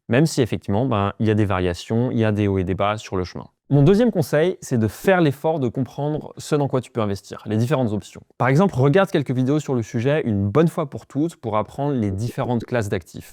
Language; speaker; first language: French; native; French